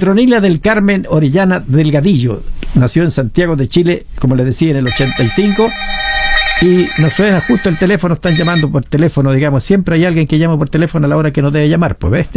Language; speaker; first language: Spanish; native; Spanish